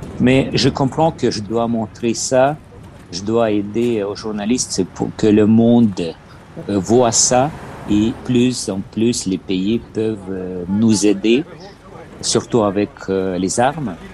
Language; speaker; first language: French; non-native, learner; Ukrainian